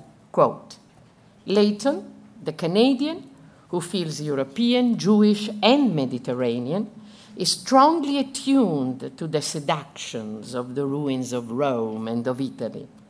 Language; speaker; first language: English; non-native, fluent; Italian